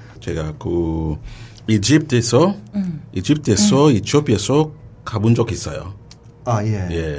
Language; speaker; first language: Korean; non-native, learner; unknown